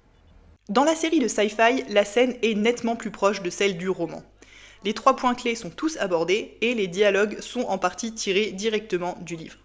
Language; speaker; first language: French; native; French